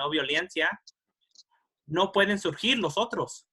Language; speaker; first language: Spanish; early bilingual, heritage; Spanish